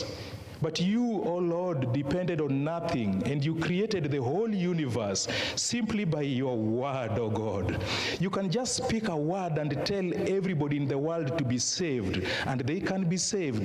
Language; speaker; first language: English; non-native, local second language; Luo (Kenya and Tanzania)